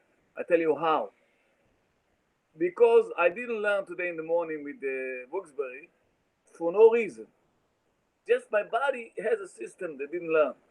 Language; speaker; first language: English; non-native, learner; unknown